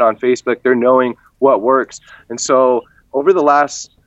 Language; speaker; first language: English; native; English